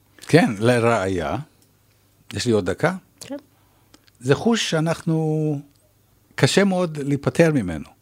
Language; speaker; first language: Hebrew; non-native, fluent; English